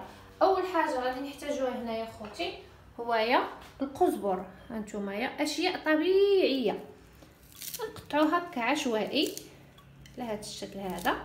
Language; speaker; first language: Arabic; native; Arabic